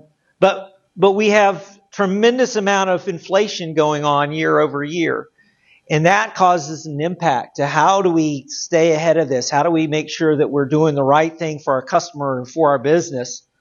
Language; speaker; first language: English; native; English